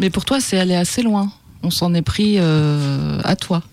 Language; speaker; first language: French; native; French